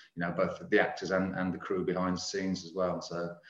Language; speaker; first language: English; native; English